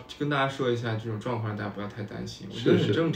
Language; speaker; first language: Chinese; native; Chinese